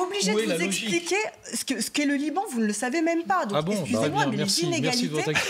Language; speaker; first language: French; native; French